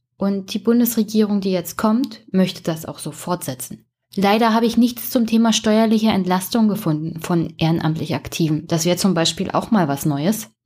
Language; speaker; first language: German; native; German